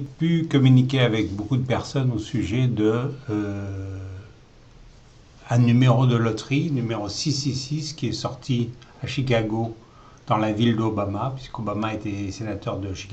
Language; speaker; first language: French; native; French